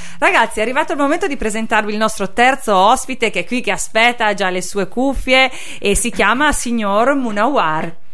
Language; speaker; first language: Italian; native; Italian